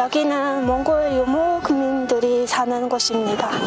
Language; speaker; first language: Korean; non-native, fluent; Mongolian